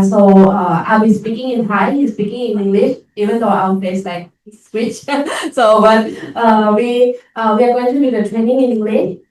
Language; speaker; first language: English; non-native, fluent; Thai